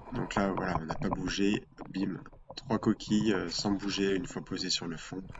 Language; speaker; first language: French; native; French